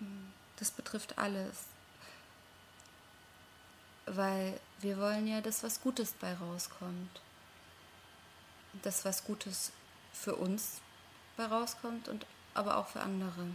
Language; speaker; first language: German; non-native, fluent; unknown